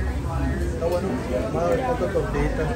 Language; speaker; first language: Spanish; native; Spanish